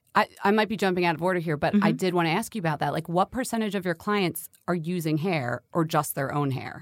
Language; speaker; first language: English; native; English